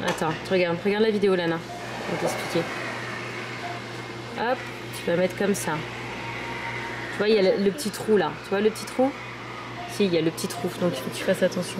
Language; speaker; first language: French; native; French